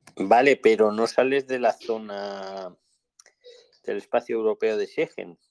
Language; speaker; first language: Spanish; native; Spanish